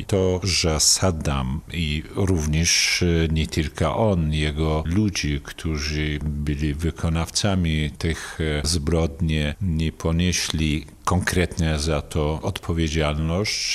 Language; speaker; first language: Polish; non-native, fluent; Kurdish